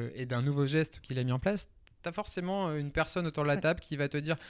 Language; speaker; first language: French; native; French